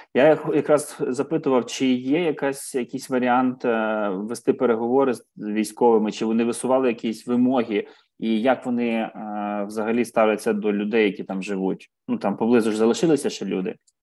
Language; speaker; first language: Ukrainian; native; Ukrainian